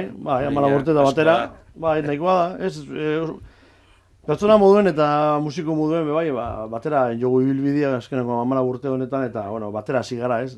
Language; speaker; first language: Basque; native; Basque